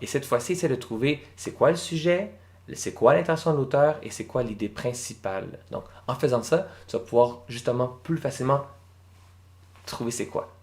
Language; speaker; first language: French; native; French